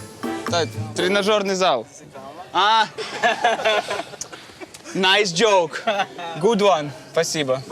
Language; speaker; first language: Russian; native; Russian